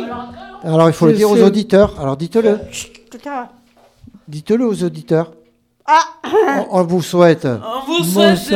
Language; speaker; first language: French; native; French